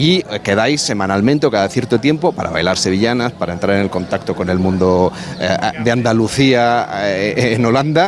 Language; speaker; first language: Spanish; native; Spanish